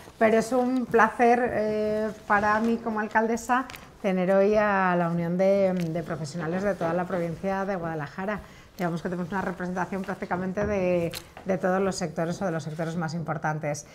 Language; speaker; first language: Spanish; native; Spanish